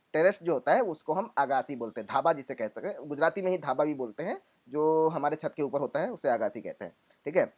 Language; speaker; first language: Hindi; non-native, local second language; Gujarati